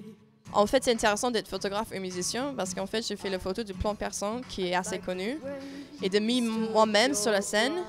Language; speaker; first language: French; non-native, learner; English